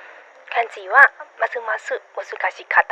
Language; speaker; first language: Japanese; non-native, learner; Burmese